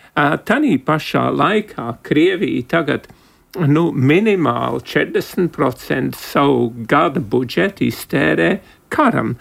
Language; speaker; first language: Latvian; early bilingual, heritage; Latvian